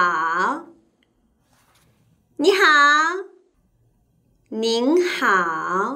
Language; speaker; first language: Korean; non-native, fluent; Chinese